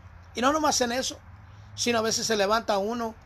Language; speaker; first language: Spanish; native; Spanish